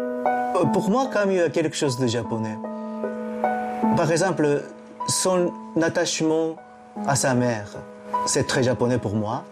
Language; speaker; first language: French; non-native, fluent; Japanese